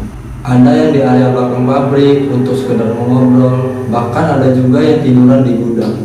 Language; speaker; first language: Indonesian; native; Indonesian